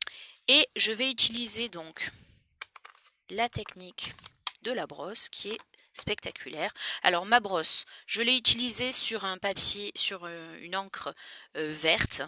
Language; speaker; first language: French; native; French